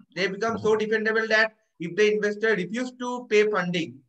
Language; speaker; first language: English; non-native, local second language; Bangla